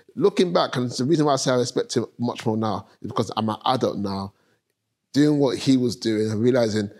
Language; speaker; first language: English; native; English